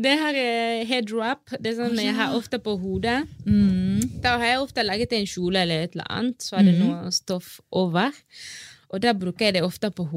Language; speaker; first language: Norwegian; non-native, fluent; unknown